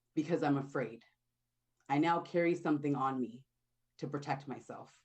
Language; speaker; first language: English; native; English